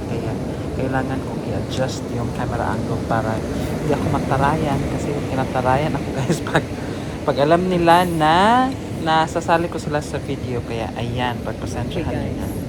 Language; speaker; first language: Filipino; non-native, local second language; Cebuano